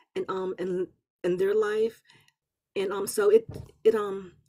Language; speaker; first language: English; native; English